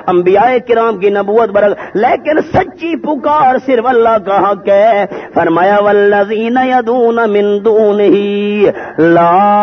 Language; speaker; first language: Urdu; native; Urdu